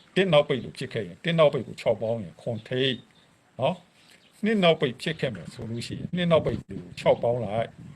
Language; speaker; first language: Burmese; non-native, local second language; Shan